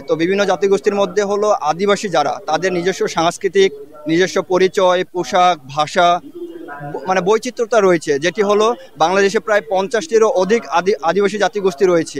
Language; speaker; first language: Bangla; non-native, local second language; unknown